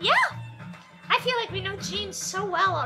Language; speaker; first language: English; native; English